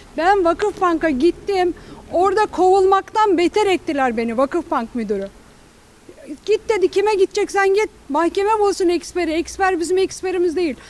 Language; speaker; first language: Turkish; native; Turkish